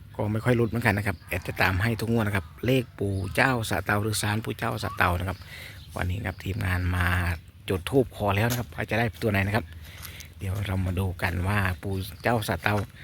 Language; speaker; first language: Thai; native; Thai